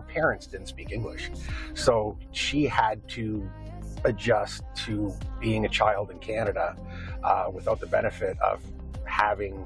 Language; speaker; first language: English; non-native, fluent; Ukrainian